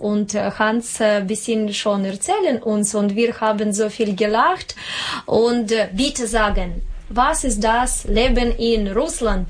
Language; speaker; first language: German; non-native, learner; Russian